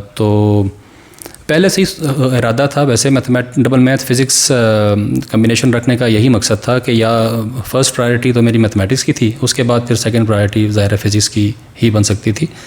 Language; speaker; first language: Urdu; non-native, local second language; Pashto